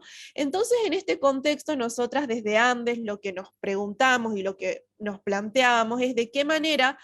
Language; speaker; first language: Spanish; native; Spanish